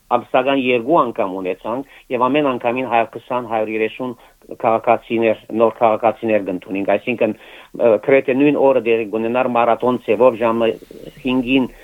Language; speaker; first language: Armenian; early bilingual, heritage; Armenian